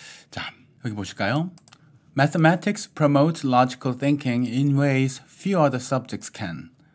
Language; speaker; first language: English; non-native, fluent; Korean